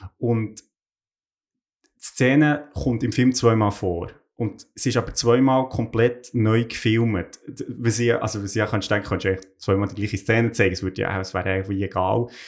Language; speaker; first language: German; native; German